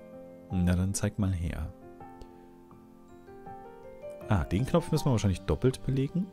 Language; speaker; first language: German; native; German